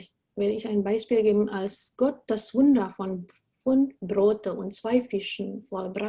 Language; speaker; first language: German; non-native, fluent; Indonesian